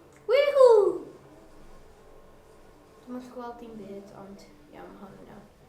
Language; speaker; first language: Welsh; non-native, local second language; English